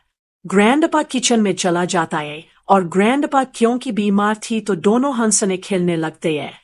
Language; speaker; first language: Hindi; native; Hindi